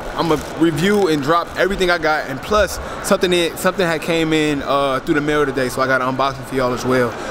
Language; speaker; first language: English; native; English